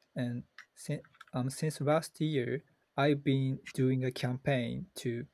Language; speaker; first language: English; non-native, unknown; Japanese